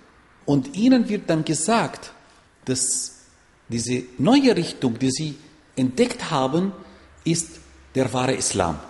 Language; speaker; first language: German; non-native, fluent; Arabic